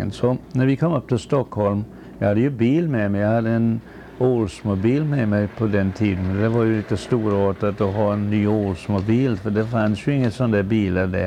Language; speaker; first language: Swedish; early bilingual, heritage; Swedish